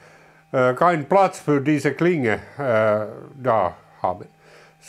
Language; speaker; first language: German; non-native, learner; Finnish